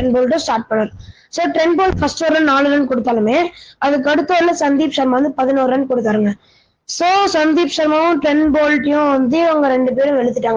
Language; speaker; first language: Tamil; native; Tamil